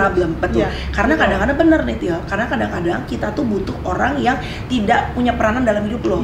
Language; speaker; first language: Indonesian; native; Indonesian